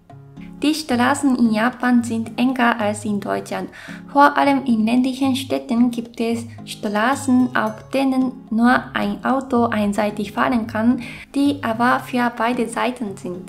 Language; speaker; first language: German; non-native, fluent; Japanese